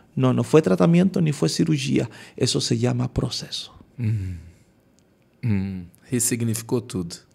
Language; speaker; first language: Portuguese; non-native, learner; Spanish